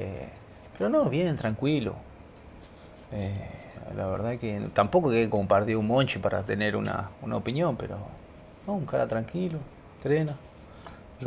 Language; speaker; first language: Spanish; non-native, fluent; Portuguese